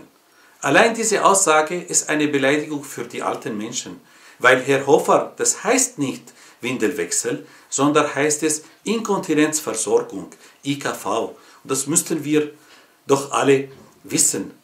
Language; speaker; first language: German; non-native, fluent; Arabic